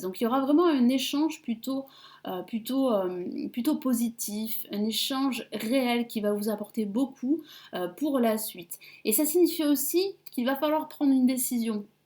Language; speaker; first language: French; native; French